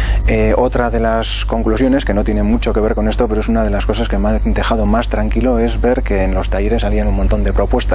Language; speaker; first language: Spanish; native; Spanish